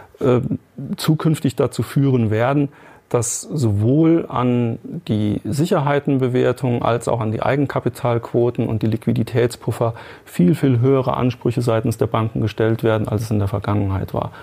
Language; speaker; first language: German; native; German